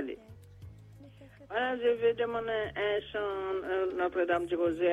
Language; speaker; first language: French; non-native, local second language; Réunion Creole French